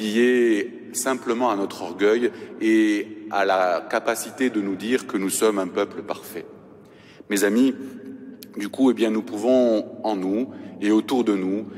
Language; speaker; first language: French; native; French